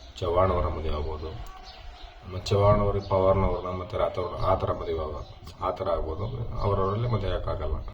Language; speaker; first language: Kannada; non-native, local second language; Lambadi